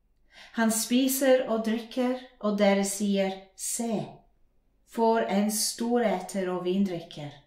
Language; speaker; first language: Norwegian; non-native, fluent; English